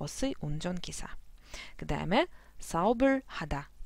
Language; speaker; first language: Korean; non-native, fluent; Russian